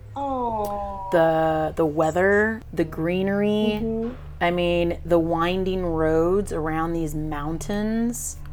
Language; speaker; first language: English; native; English